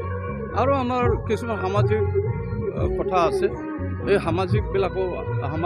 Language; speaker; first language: Assamese; non-native, local second language; Bodo